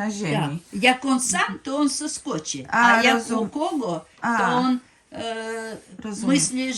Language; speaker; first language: Polish; non-native, learner; Ukrainian